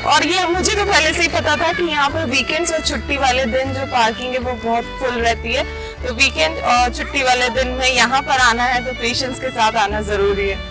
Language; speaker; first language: Hindi; native; Hindi